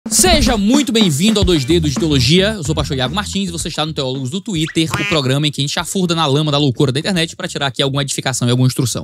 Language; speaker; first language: Portuguese; native; Portuguese